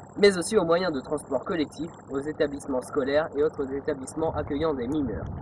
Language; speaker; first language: French; native; French